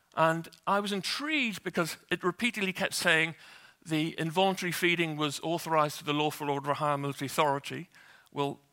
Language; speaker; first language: English; native; English